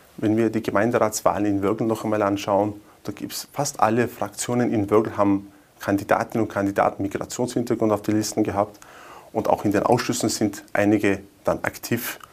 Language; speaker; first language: German; native; German